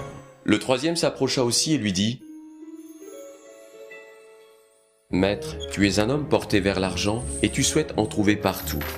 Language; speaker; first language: French; native; French